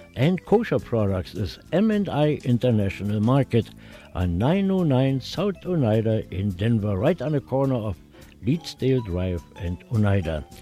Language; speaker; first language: English; non-native, fluent; German